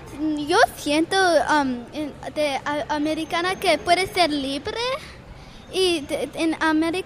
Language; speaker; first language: Spanish; non-native, learner; English